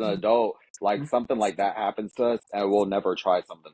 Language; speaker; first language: English; native; English